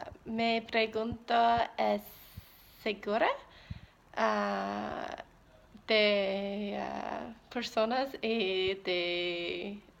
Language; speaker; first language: Spanish; non-native, learner; English